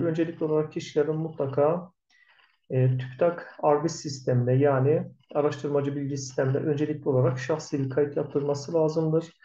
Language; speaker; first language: Turkish; native; Turkish